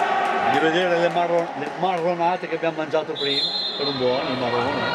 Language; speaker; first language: Italian; native; Italian